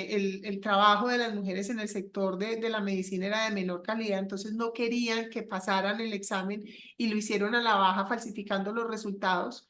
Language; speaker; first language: Spanish; native; Spanish